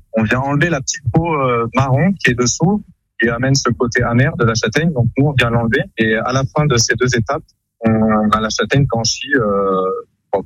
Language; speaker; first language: French; native; French